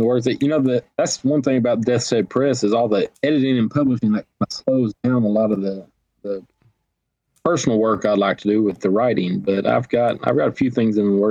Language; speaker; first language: English; native; English